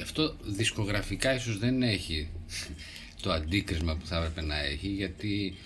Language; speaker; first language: Greek; native; Greek